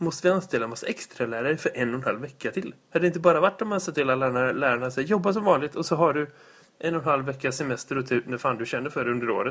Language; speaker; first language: Swedish; native; Swedish